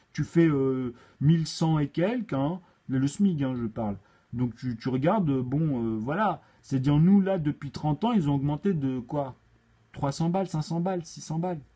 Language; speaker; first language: French; native; French